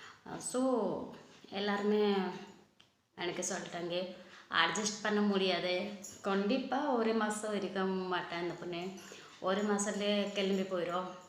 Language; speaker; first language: Tamil; non-native, local second language; Odia